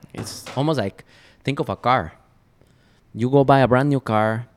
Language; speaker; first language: English; non-native, fluent; Spanish